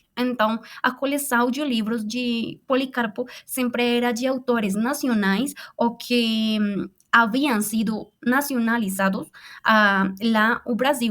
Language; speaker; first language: Portuguese; non-native, fluent; Spanish